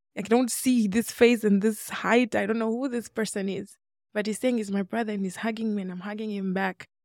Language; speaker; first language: English; non-native, local second language; Swahili